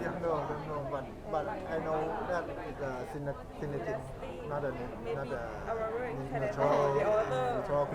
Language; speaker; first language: English; non-native, learner; Thai